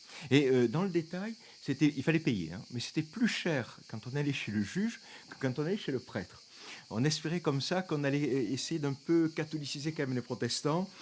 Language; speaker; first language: French; native; French